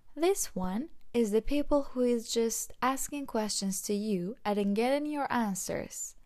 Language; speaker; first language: English; non-native, fluent; Turkish